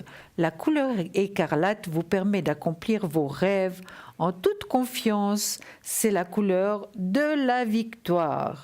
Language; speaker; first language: French; native; French